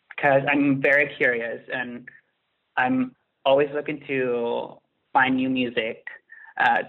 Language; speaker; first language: English; non-native, fluent; Italian